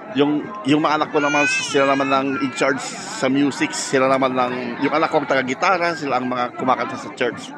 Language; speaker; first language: Filipino; native; Filipino